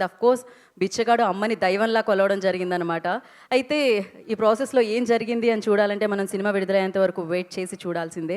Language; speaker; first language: Telugu; native; Telugu